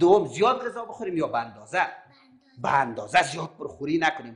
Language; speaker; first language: Persian; native; Persian